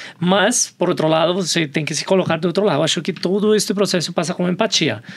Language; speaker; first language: Portuguese; non-native, fluent; Spanish